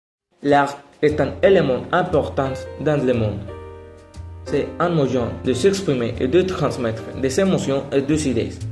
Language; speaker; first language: French; non-native, learner; Spanish